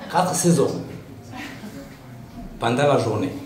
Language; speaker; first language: French; non-native, local second language; Rundi